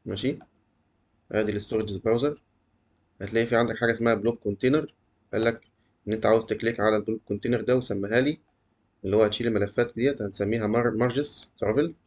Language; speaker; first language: Arabic; native; Arabic